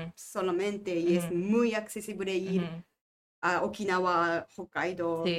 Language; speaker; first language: Spanish; non-native, learner; Japanese